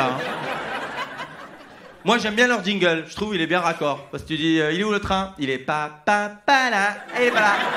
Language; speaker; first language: French; native; French